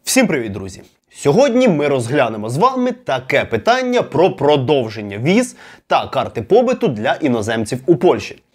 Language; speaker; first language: Ukrainian; non-native, local second language; Russian